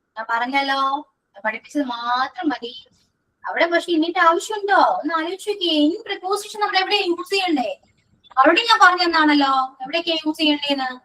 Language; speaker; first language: Malayalam; native; Malayalam